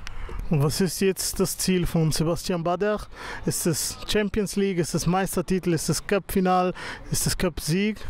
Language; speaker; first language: German; native; German